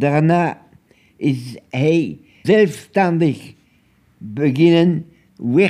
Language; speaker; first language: Dutch; non-native, local second language; French